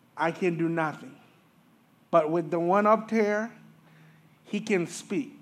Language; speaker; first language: English; early bilingual, other home language; Haitian Creole